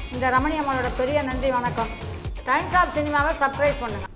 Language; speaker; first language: Tamil; native; Tamil